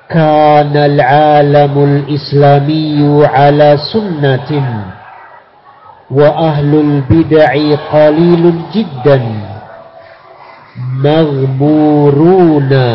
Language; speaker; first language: Arabic; non-native, fluent; Indonesian